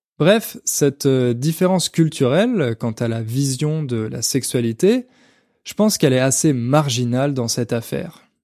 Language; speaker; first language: French; native; French